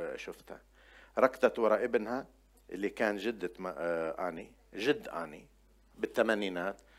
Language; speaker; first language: Arabic; non-native, local second language; Armenian